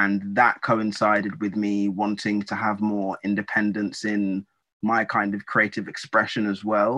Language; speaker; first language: English; native; English